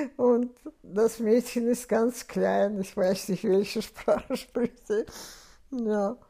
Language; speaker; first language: German; non-native, fluent; Russian